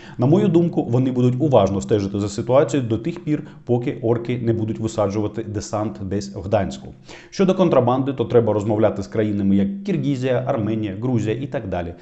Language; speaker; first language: Ukrainian; non-native, local second language; Russian